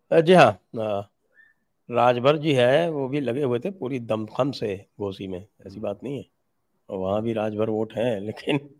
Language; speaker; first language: Hindi; native; Hindi